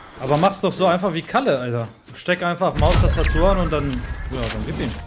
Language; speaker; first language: German; native; German